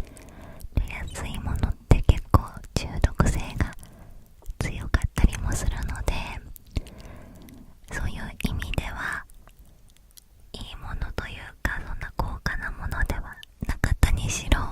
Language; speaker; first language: Japanese; native; Japanese